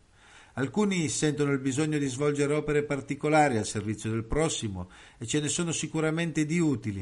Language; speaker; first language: Italian; native; Italian